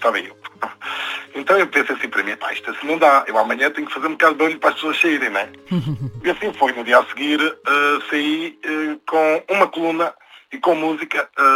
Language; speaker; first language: Portuguese; native; Portuguese